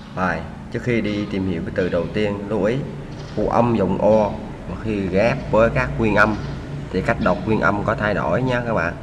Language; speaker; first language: Vietnamese; non-native, local second language; Khmer